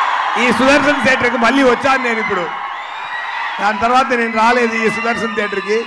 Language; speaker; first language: Telugu; non-native, local second language; Tamil